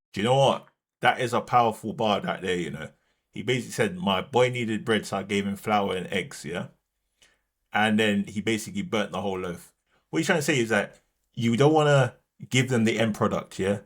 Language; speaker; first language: English; native; English